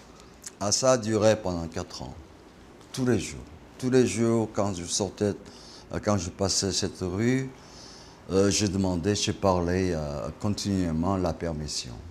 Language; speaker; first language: French; non-native, fluent; Korean